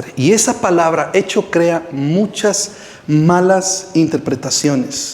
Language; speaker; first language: Spanish; native; Spanish